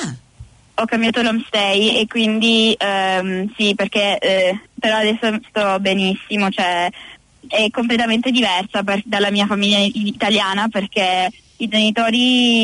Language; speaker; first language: Italian; native; Italian